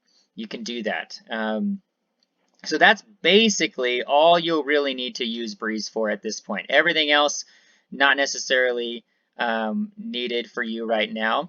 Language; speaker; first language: English; native; English